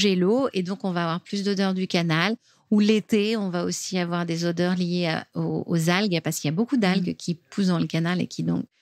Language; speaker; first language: French; native; French